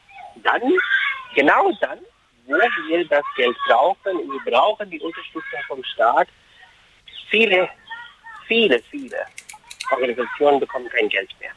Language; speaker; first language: German; non-native, fluent; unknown